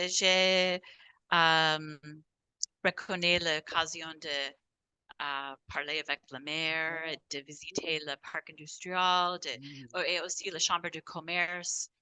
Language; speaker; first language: French; non-native, fluent; English